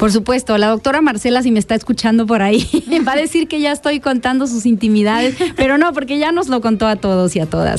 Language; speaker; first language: Spanish; native; Spanish